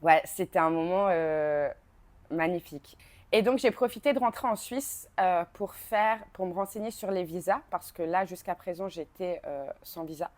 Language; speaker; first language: French; native; French